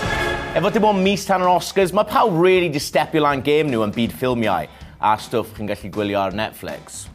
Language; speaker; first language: Welsh; native; Welsh